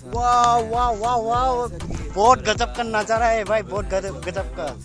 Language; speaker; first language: Hindi; non-native, local second language; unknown